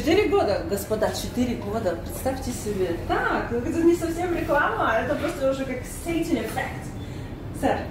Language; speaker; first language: Russian; native; Russian